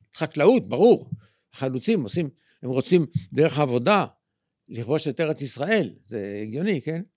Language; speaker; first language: Hebrew; native; Hebrew